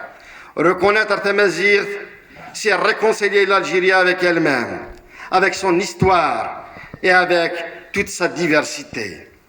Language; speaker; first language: French; non-native, local second language; Kabyle